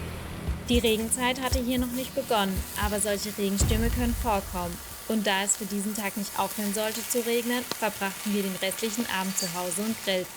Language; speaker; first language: German; native; German